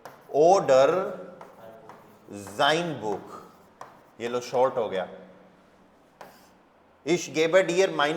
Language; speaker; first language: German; non-native, fluent; Hindi